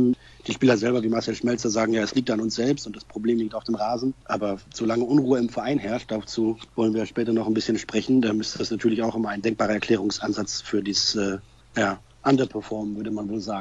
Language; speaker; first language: German; native; German